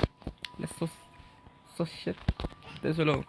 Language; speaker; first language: French; non-native, learner; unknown